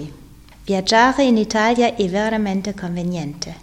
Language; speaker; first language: Italian; non-native, learner; German